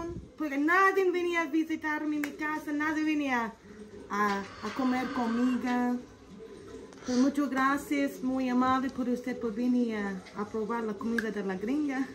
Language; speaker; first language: Spanish; non-native, learner; English